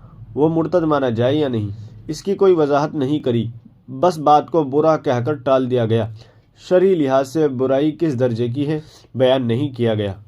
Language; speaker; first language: Urdu; native; Urdu